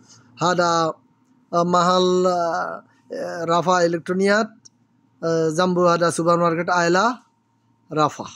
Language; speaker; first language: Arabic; non-native, learner; Bangla